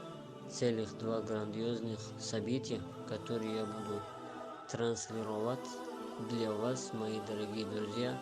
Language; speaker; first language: Russian; non-native, learner; Tajik